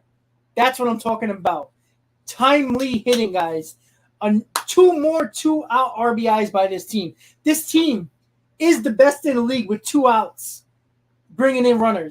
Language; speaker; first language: English; native; English